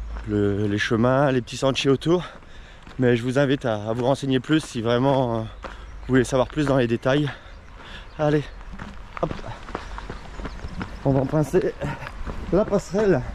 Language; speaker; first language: French; native; French